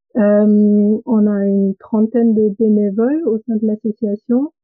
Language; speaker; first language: French; non-native, fluent; German